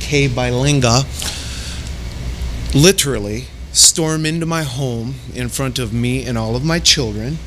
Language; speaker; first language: English; native; English